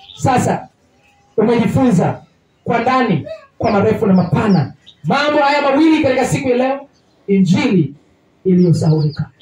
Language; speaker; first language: Swahili; native; Swahili